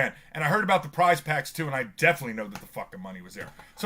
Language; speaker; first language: English; native; English